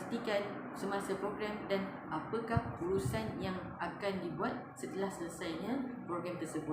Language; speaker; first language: Malay; native; Malay